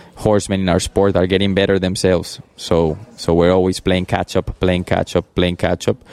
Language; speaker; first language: English; early bilingual, other home language; Spanish